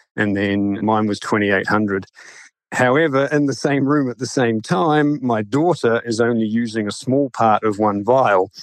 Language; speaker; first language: English; native; English